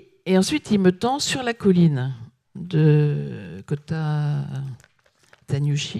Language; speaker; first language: French; native; French